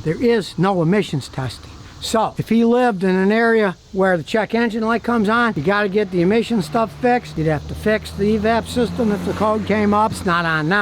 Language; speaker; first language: English; native; English